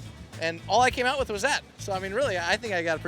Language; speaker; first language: English; native; English